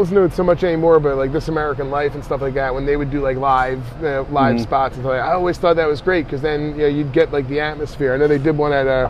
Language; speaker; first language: English; native; English